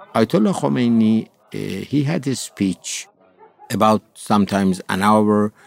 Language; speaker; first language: English; non-native, fluent; Persian